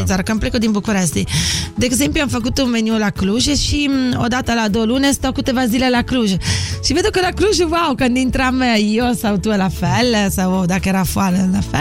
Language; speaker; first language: Romanian; non-native, fluent; Italian